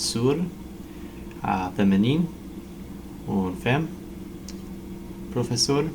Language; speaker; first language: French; non-native, learner; English